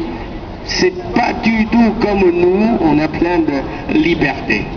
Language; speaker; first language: French; non-native, learner; Korean